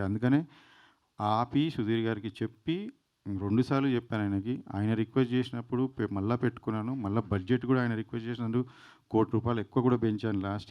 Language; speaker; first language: Telugu; native; Telugu